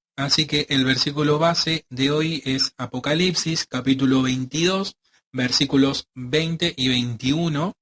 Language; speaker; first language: Spanish; native; Spanish